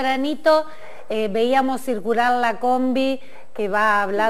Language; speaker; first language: Spanish; native; Spanish